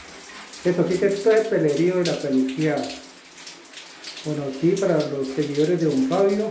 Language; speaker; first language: Spanish; native; Spanish